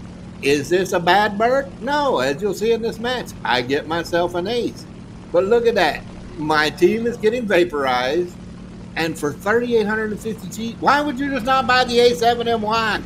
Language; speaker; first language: English; native; English